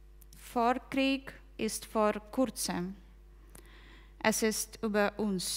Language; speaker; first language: German; non-native, fluent; Ukrainian